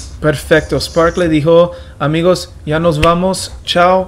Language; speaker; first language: Spanish; non-native, learner; English